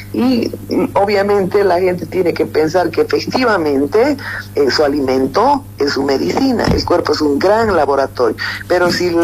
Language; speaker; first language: Spanish; native; Spanish